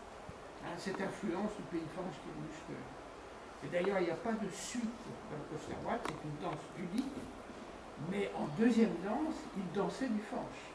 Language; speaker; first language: French; native; French